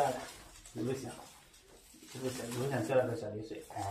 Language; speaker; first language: Chinese; native; Chinese